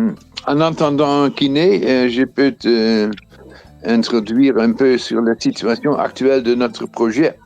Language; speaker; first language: French; non-native, fluent; Dutch